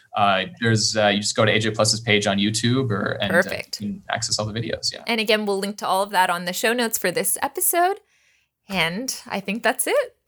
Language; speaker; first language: English; early bilingual, other home language; Persian